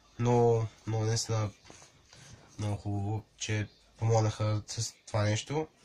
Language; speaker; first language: Bulgarian; native; Bulgarian